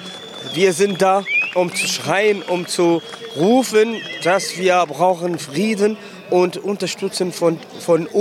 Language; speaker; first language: German; non-native, learner; Kurdish